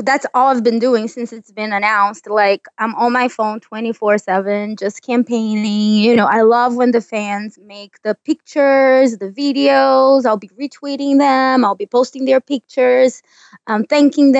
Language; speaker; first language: English; non-native, fluent; Portuguese